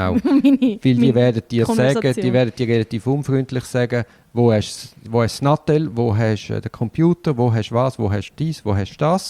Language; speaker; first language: German; native; German